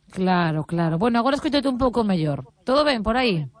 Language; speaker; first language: Spanish; non-native, local second language; Galician